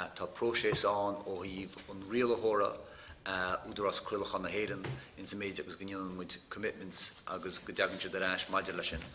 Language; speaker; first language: Irish; native; Irish